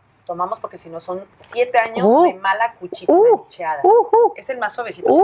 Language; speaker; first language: Spanish; native; Spanish